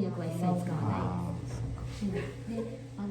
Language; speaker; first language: Japanese; native; Japanese